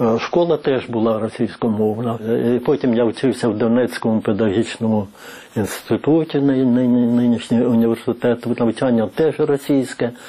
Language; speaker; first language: Ukrainian; native; Ukrainian